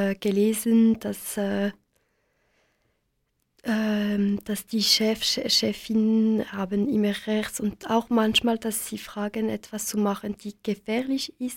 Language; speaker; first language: German; non-native, local second language; French